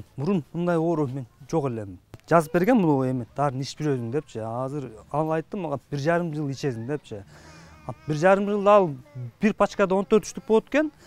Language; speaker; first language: Kyrgyz; native; Kyrgyz